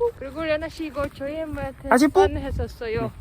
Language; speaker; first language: Korean; non-native, learner; Ukrainian